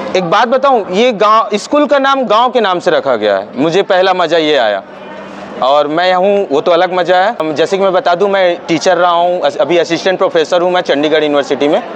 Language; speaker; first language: Hindi; native; Hindi